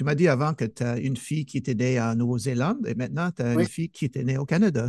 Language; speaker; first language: French; non-native, fluent; English